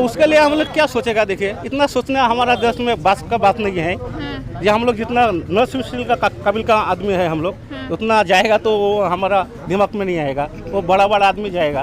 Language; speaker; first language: Hindi; non-native, local second language; Bangla